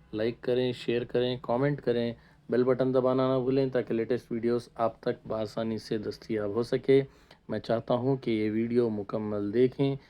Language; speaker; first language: Urdu; native; Urdu